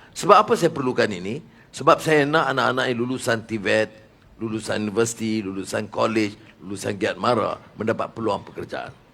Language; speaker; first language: Malay; native; Malay